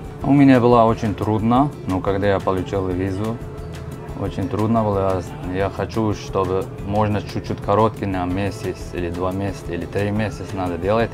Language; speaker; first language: Russian; non-native, learner; Uzbek